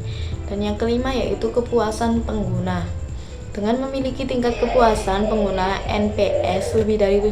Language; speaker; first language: Indonesian; native; Indonesian